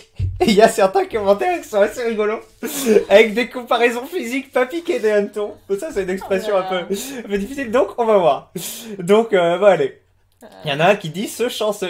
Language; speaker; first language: French; native; French